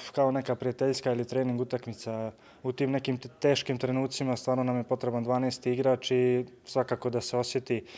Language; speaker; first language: Serbian; native; Serbian